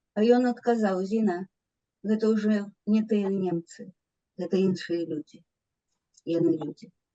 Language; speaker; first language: Belarusian; non-native, local second language; Russian